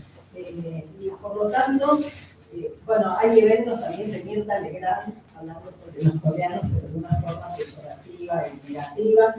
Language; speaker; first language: Spanish; native; Spanish